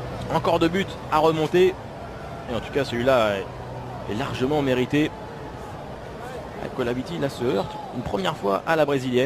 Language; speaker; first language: French; native; French